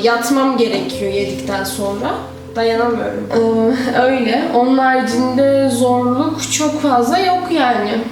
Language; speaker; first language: Turkish; native; Turkish